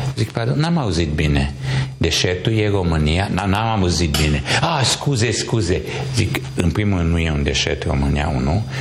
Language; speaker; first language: Romanian; non-native, local second language; Hungarian